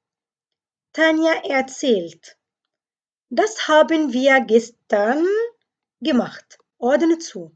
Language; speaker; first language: German; non-native, fluent; Arabic